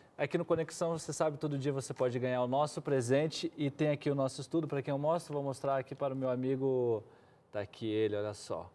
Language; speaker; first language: Portuguese; native; Portuguese